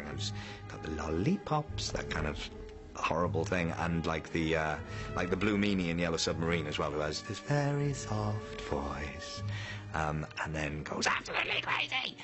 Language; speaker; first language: English; native; English